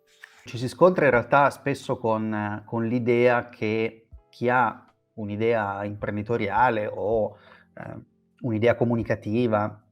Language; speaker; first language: Italian; native; Italian